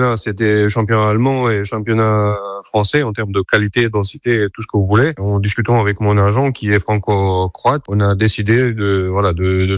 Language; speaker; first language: French; non-native, fluent; Croatian